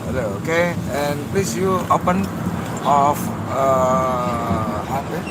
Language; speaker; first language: English; non-native, learner; Indonesian